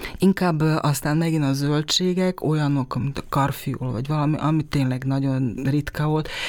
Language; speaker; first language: Hungarian; native; Hungarian